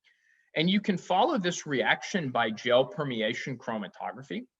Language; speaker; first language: English; native; English